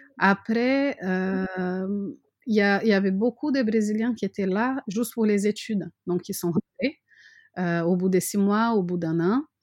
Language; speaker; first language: French; non-native, fluent; Portuguese